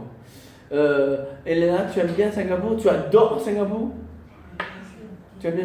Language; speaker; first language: French; non-native, fluent; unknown